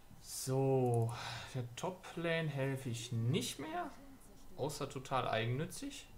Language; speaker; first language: German; native; German